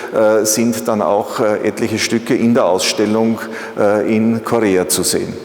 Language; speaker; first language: German; native; German